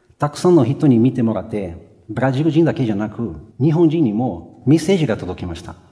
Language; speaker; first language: Japanese; non-native, fluent; Portuguese